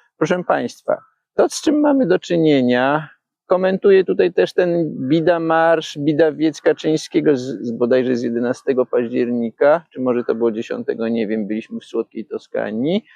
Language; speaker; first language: Polish; native; Polish